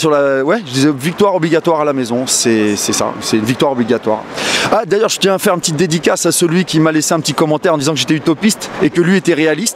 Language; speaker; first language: French; native; French